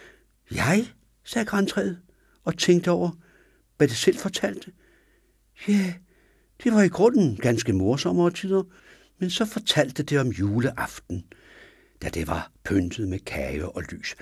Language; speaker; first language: Danish; native; Danish